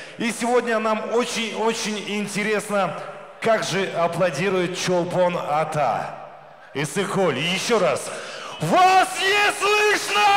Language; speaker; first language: Russian; non-native, local second language; Kyrgyz